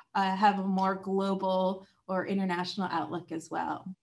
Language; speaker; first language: English; native; English